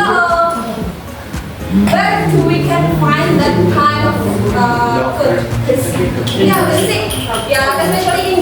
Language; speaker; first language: English; non-native, learner; Indonesian